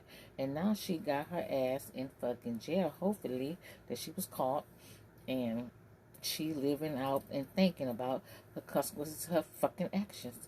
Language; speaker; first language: English; native; English